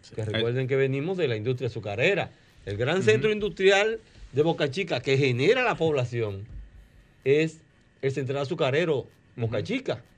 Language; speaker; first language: Spanish; native; Spanish